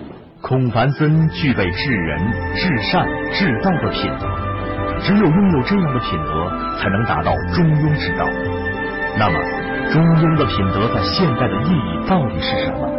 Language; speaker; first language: Chinese; native; Chinese